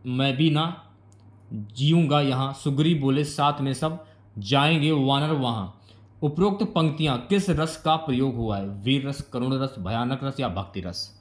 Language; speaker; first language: Hindi; native; Hindi